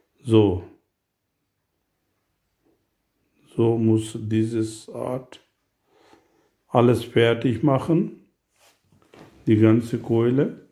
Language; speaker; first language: German; non-native, learner; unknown